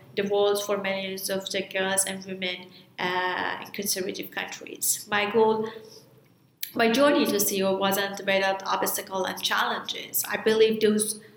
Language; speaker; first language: English; non-native, fluent; Persian